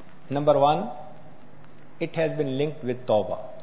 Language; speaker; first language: English; non-native, local second language; Urdu